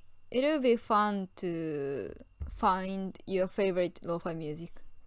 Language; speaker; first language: English; non-native, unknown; Japanese